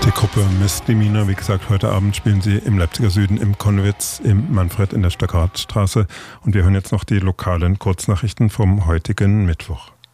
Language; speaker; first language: German; native; German